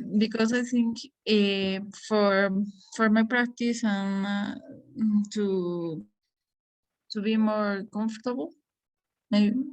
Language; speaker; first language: English; non-native, learner; Spanish